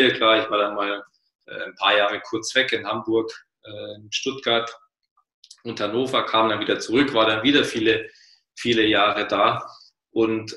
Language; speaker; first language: German; native; German